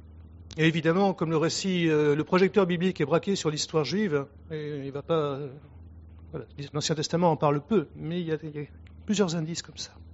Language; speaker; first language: French; native; French